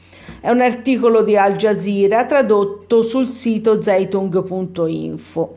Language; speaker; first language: Italian; native; Italian